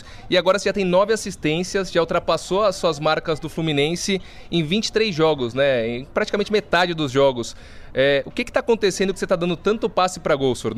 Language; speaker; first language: Portuguese; native; Portuguese